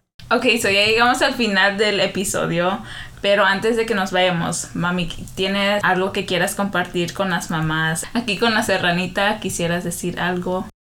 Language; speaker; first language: Spanish; early bilingual, heritage; Spanish